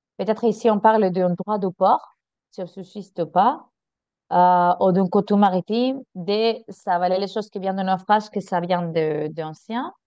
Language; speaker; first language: French; non-native, fluent; Spanish